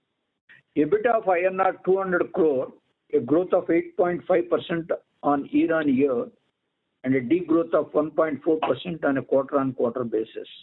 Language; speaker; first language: English; non-native, local second language; Telugu